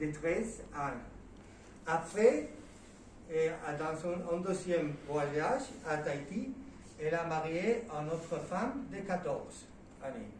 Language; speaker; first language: French; non-native, learner; Spanish